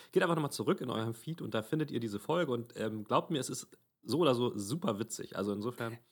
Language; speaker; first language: German; native; German